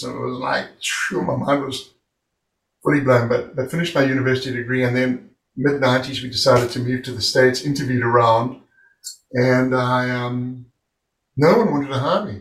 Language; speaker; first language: English; native; English